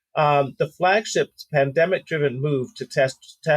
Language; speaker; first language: English; native; English